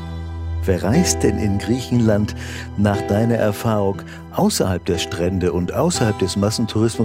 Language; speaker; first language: German; native; German